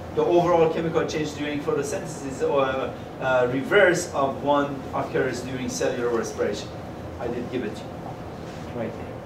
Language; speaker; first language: English; non-native, fluent; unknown